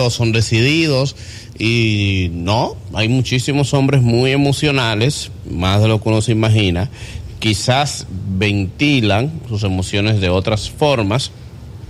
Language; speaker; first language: Spanish; native; Spanish